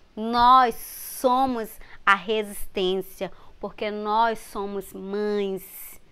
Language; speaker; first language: Portuguese; native; Portuguese